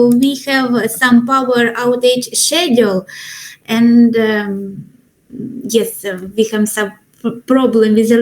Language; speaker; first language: English; non-native, learner; Ukrainian